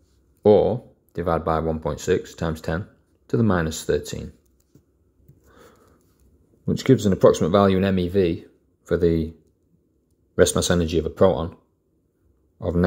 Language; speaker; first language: English; native; English